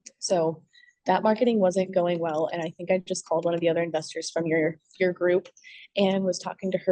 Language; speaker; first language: English; native; English